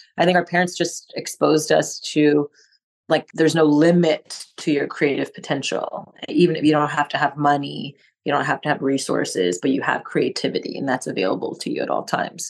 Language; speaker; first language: English; non-native, fluent; French